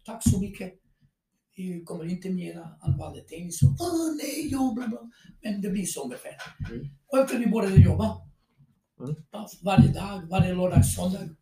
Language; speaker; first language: Swedish; non-native, fluent; Croatian